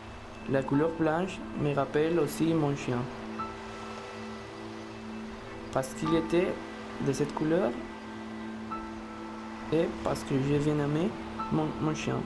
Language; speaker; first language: French; non-native, fluent; Spanish